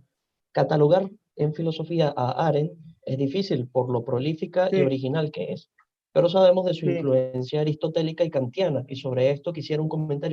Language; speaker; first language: Spanish; native; Spanish